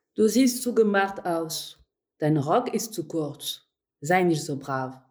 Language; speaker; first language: German; non-native, fluent; French